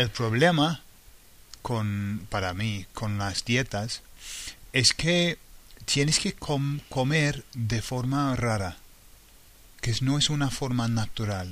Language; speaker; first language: Spanish; non-native, fluent; English